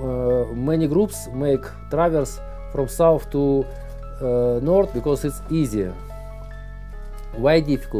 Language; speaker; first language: English; non-native, learner; Russian